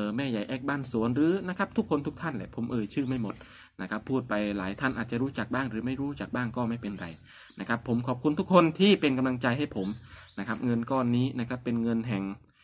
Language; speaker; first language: Thai; non-native, local second language; Northern Khmer